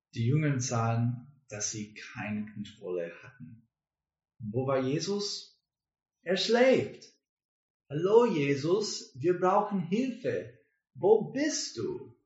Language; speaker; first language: German; non-native, learner; English